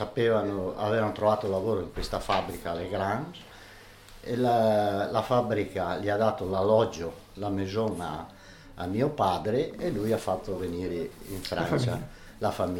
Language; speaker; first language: Italian; early bilingual, other home language; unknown